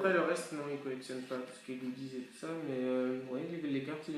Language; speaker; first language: French; native; French